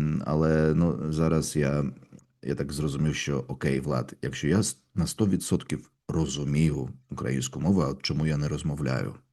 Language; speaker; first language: Ukrainian; non-native, fluent; Russian